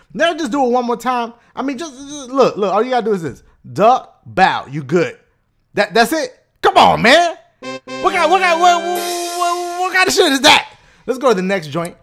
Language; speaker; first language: English; native; English